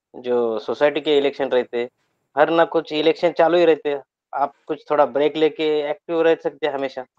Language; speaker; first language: Hindi; native; Hindi